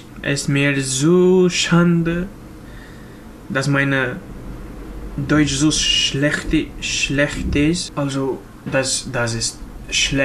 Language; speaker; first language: German; non-native, learner; Romanian